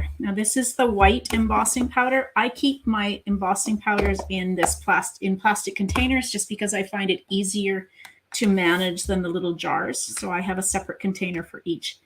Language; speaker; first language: English; native; English